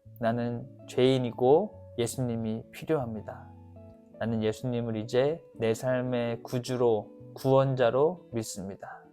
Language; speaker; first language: Korean; native; Korean